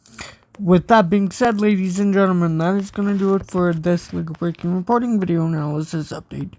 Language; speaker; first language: English; native; English